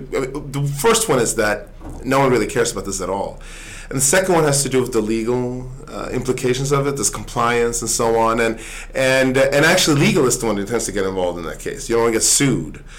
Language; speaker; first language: English; early bilingual, other home language; Swedish